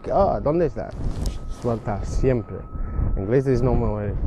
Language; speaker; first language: Spanish; non-native, learner; English